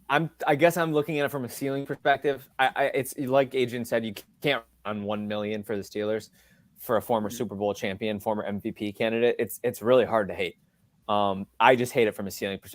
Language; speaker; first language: English; native; English